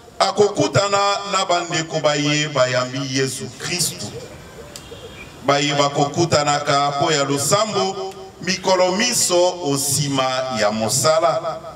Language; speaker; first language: Lingala; native; Lingala